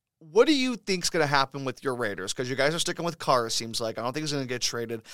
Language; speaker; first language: English; native; English